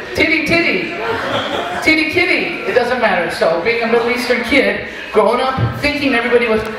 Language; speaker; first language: English; native; English